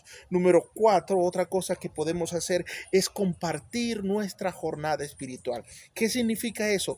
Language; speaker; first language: Spanish; native; Spanish